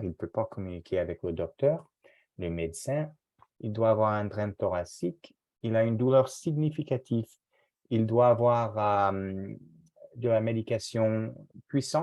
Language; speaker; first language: French; non-native, fluent; English